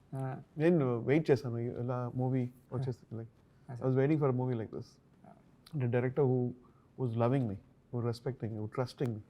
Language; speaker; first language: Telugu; non-native, local second language; Tamil